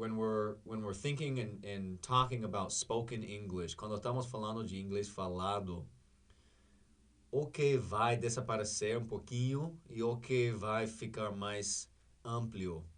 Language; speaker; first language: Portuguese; non-native, learner; English